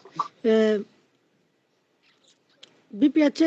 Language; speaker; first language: Italian; non-native, learner; Bangla